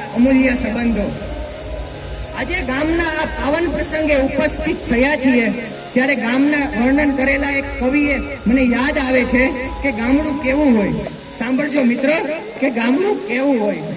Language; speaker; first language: Gujarati; native; Gujarati